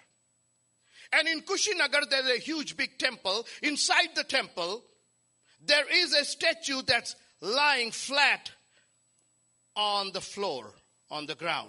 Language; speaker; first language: English; non-native, local second language; Hindi